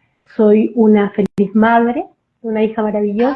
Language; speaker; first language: Spanish; native; Spanish